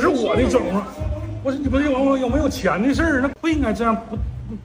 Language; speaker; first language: Chinese; native; Chinese